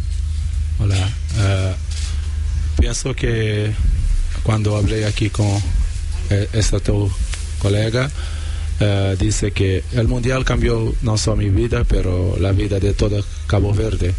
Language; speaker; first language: Spanish; non-native, fluent; Portuguese